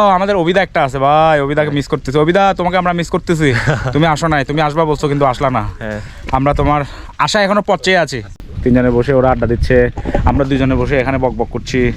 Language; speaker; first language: Bangla; native; Bangla